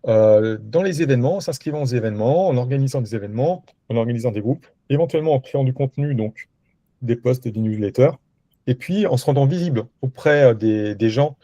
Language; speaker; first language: French; native; French